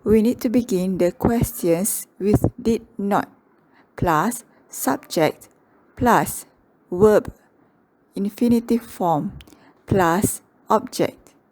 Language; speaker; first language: English; non-native, local second language; Malay